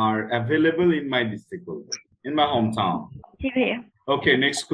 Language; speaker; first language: English; non-native, fluent; Bangla